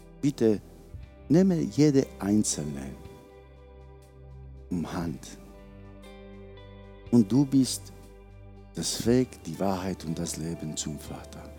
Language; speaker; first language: German; non-native, fluent; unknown